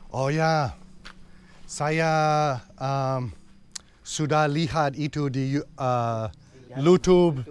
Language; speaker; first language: Indonesian; non-native, learner; English